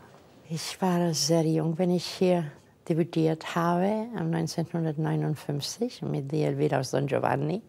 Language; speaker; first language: German; non-native, fluent; Catalan